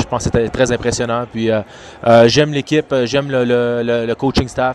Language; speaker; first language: French; native; French